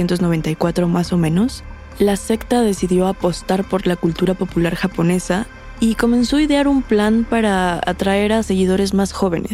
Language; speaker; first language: Spanish; native; Spanish